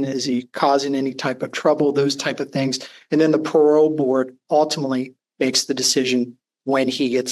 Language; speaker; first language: English; native; English